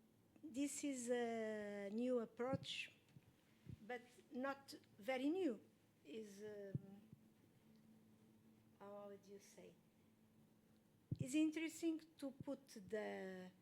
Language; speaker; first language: English; non-native, learner; Portuguese